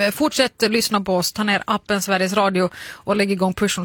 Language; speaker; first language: Swedish; native; Swedish